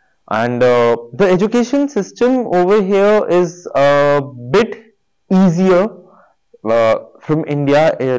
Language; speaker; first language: English; non-native, local second language; Hindi